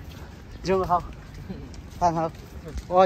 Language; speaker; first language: Chinese; non-native, learner; Bangla